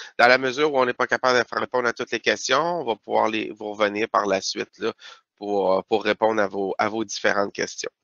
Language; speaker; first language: French; native; French